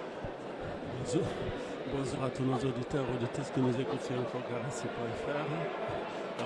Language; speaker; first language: French; native; French